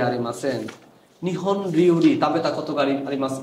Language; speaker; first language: Japanese; non-native, fluent; Bangla